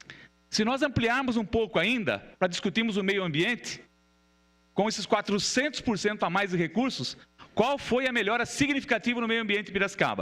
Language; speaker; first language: Portuguese; native; Portuguese